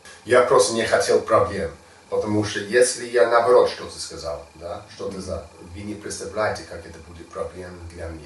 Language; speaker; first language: Russian; non-native, learner; English